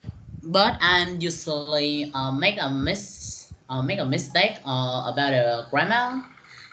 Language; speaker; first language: English; non-native, learner; Vietnamese